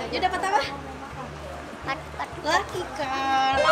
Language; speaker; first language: English; non-native, learner; Indonesian